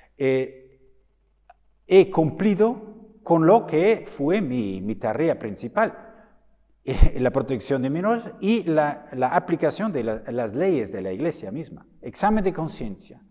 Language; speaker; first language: Spanish; non-native, fluent; German